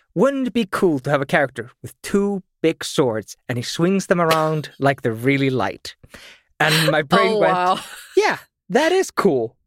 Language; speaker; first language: English; non-native, fluent; German